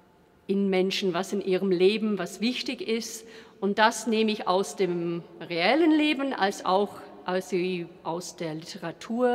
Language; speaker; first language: German; non-native, fluent; English